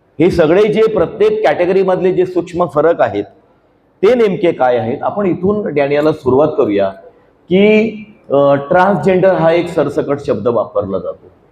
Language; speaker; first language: Marathi; native; Marathi